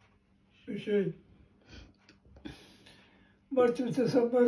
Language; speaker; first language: Bulgarian; non-native, local second language; Turkish